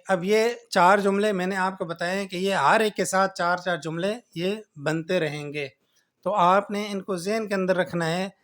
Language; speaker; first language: Urdu; native; Urdu